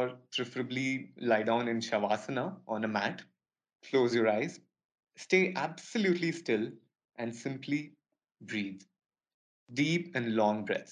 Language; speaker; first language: English; non-native, local second language; Kannada